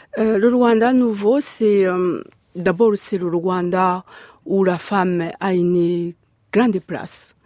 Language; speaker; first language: French; non-native, local second language; Kinyarwanda